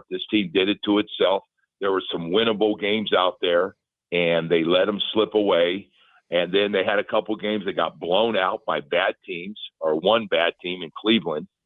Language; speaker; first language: English; native; English